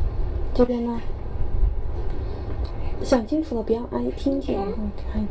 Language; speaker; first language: Chinese; native; Chinese